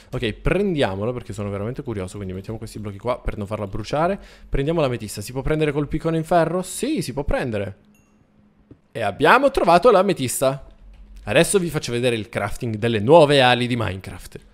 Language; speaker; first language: Italian; native; Italian